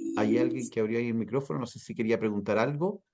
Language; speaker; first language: Spanish; native; Spanish